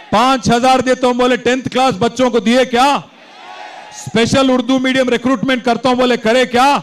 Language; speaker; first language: Hindi; non-native, local second language; Telugu